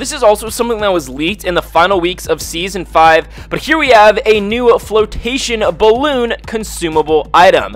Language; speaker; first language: English; native; English